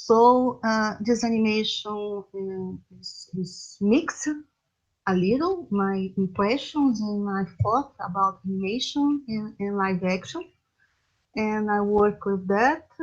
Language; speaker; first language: English; non-native, learner; Portuguese